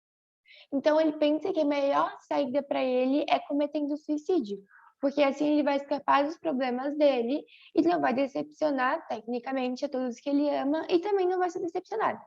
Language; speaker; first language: Portuguese; native; Portuguese